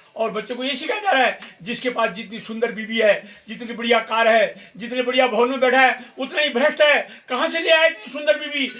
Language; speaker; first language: Hindi; native; Hindi